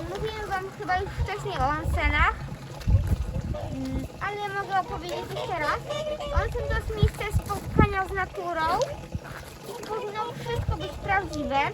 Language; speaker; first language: Polish; early bilingual, heritage; Polish